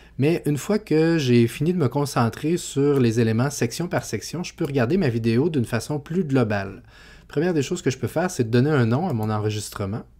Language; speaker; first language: French; native; French